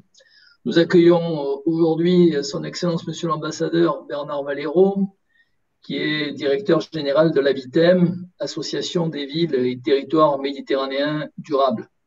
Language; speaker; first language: French; native; French